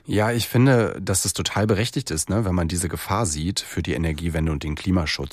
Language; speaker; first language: German; native; German